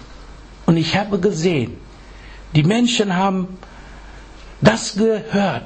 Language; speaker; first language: German; non-native, learner; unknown